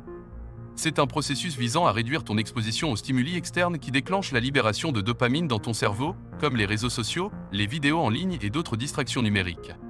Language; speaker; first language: French; native; French